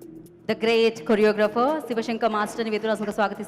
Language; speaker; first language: Telugu; native; Telugu